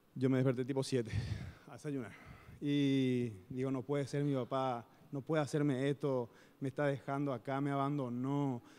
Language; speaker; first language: Spanish; native; Spanish